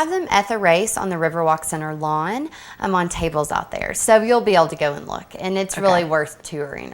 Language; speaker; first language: English; native; English